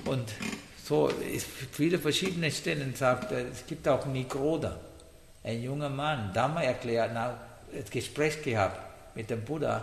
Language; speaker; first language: German; non-native, learner; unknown